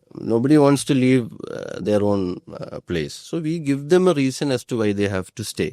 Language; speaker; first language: English; non-native, local second language; Malayalam